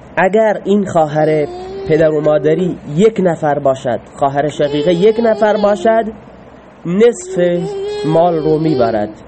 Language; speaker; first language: Persian; non-native, local second language; Baluchi